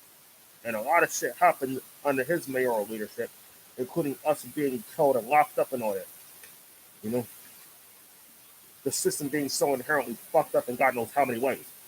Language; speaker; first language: English; native; English